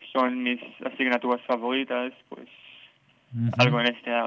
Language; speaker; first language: Spanish; non-native, learner; Hebrew